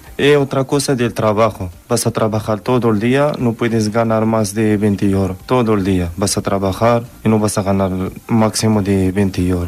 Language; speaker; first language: Spanish; non-native, learner; Arabic